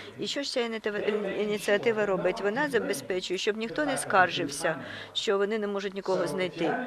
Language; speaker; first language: Ukrainian; non-native, fluent; Swedish